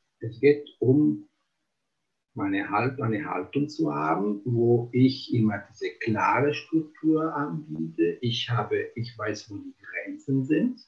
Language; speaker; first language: German; non-native, fluent; Italian